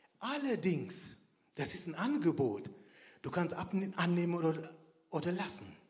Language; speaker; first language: German; non-native, fluent; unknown